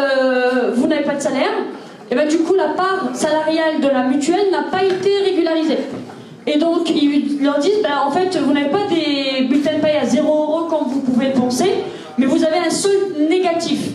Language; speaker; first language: French; native; French